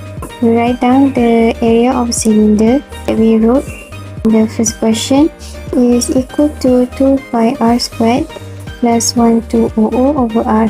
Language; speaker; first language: English; non-native, local second language; Malay